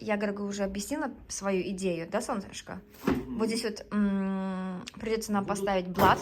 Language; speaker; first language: Russian; native; Russian